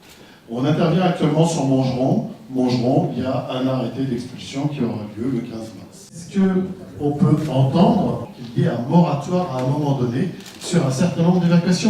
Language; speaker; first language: French; native; French